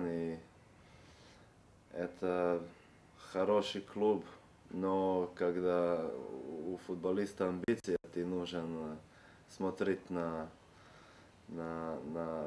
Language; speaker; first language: Russian; non-native, learner; Serbian